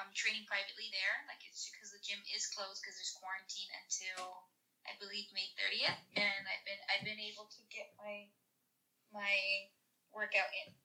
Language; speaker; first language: English; early bilingual, other home language; Spanish